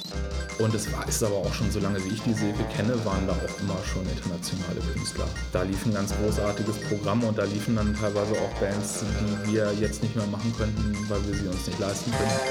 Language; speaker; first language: German; native; German